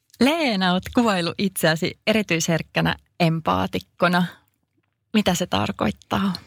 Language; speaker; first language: Finnish; native; Finnish